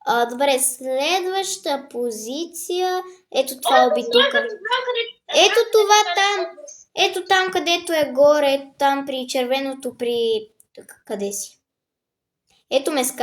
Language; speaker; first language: Bulgarian; native; Bulgarian